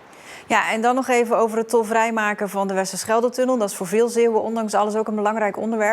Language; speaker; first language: Dutch; native; Dutch